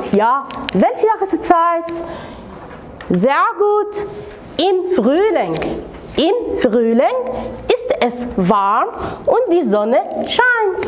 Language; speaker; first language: German; non-native, fluent; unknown